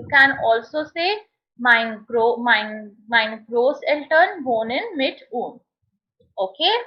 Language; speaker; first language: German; non-native, fluent; Hindi